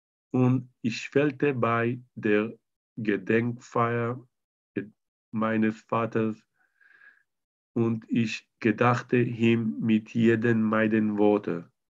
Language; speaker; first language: German; non-native, learner; Hebrew